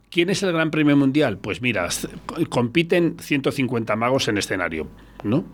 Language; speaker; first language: Spanish; native; Spanish